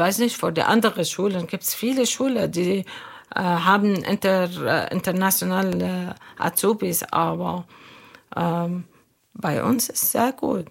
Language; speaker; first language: German; non-native, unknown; Arabic